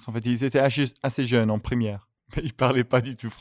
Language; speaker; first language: French; non-native, fluent; English